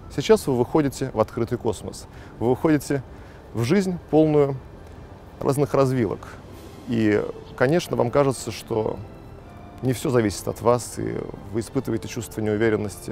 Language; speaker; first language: Russian; native; Russian